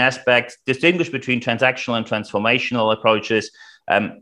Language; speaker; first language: English; non-native, fluent; German